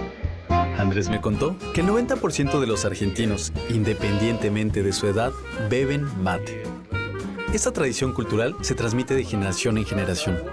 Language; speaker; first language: Spanish; native; Spanish